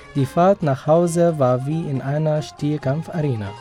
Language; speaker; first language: German; non-native, fluent; Arabic